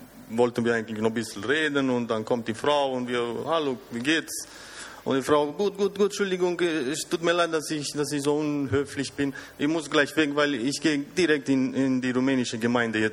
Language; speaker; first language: German; non-native, fluent; Romanian